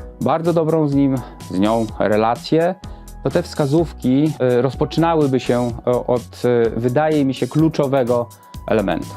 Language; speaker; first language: Polish; native; Polish